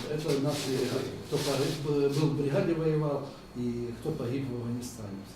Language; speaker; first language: Russian; native; Russian